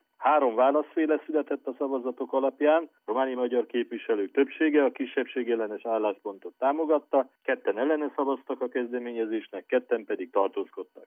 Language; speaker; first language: Hungarian; native; Hungarian